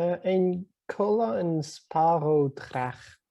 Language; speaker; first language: Dutch; non-native, learner; Persian